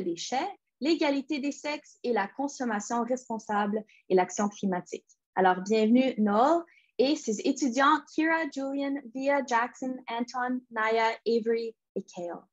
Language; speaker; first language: French; native; French